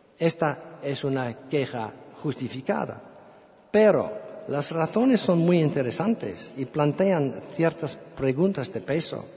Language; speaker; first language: Spanish; non-native, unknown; English